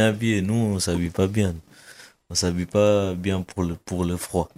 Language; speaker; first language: French; non-native, fluent; Kabuverdianu